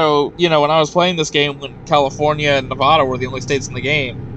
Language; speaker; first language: English; native; English